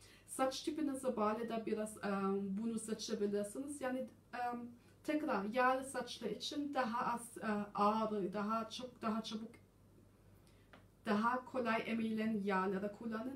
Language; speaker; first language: Turkish; early bilingual, heritage; German